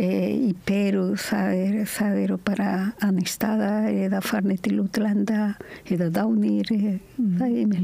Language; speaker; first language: Icelandic; non-native, learner; Spanish